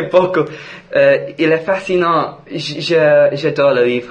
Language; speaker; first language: French; non-native, fluent; English